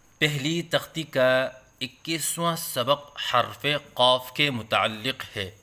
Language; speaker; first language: Urdu; native; Urdu